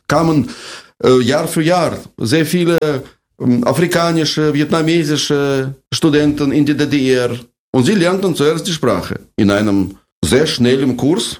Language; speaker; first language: German; non-native, fluent; Russian